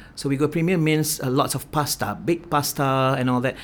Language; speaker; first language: English; non-native, local second language; Malay